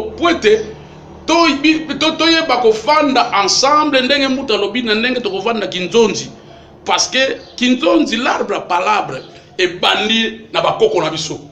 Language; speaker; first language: Lingala; non-native, local second language; Kongo